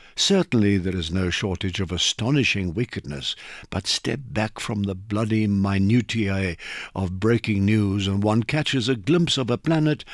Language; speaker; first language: English; non-native, local second language; Afrikaans